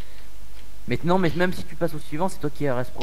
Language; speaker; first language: French; native; French